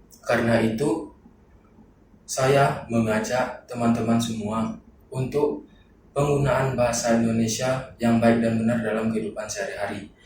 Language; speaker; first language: Indonesian; non-native, local second language; Minangkabau